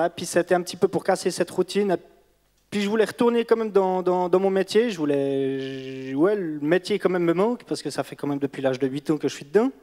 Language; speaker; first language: French; native; French